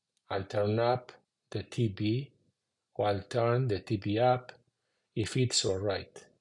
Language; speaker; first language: English; non-native, fluent; Spanish